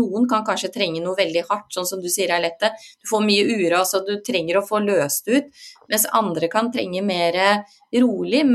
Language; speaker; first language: Norwegian; native; Norwegian